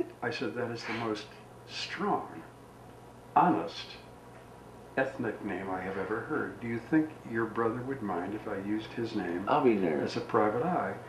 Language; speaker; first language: English; native; English